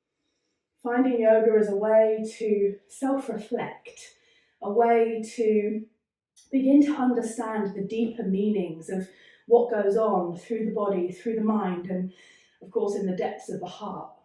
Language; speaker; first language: English; native; English